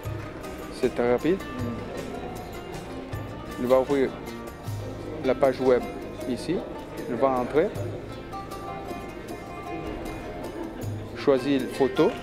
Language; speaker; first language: French; non-native, learner; Spanish